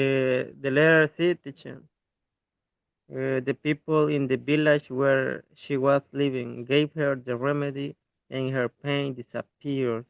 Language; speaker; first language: English; non-native, learner; Spanish